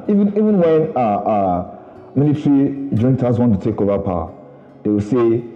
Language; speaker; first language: English; non-native, local second language; Yoruba